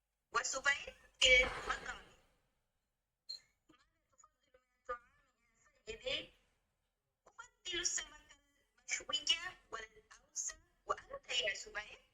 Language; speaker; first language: Arabic; non-native, learner; Bangla